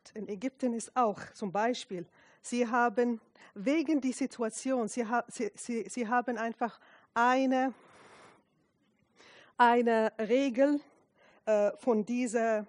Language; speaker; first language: German; non-native, fluent; Arabic